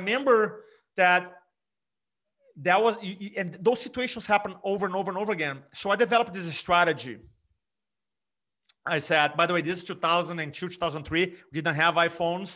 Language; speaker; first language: English; non-native, fluent; Portuguese